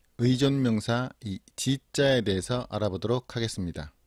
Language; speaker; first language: Korean; native; Korean